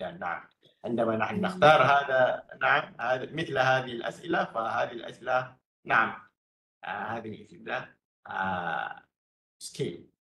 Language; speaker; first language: Arabic; non-native, fluent; Malay